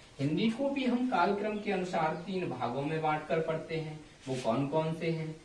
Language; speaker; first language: Hindi; native; Hindi